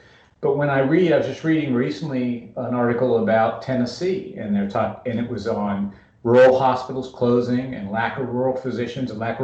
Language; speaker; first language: English; native; English